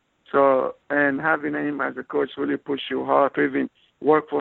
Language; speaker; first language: English; non-native, fluent; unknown